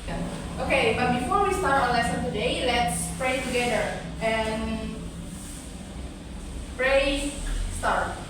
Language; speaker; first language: English; non-native, learner; Indonesian